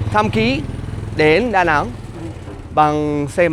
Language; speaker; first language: Vietnamese; non-native, learner; English